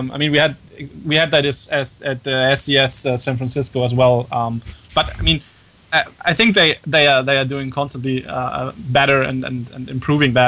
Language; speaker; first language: English; non-native, fluent; German